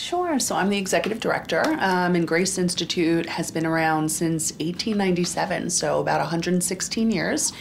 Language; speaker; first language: English; native; English